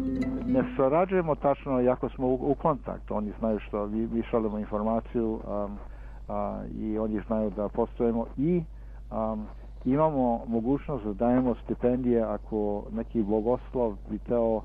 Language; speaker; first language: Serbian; early bilingual, heritage; Serbian